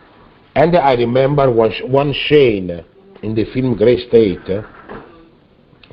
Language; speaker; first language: English; non-native, learner; Italian